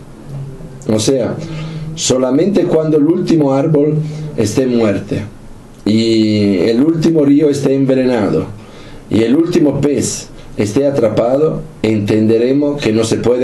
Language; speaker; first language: Spanish; non-native, fluent; Italian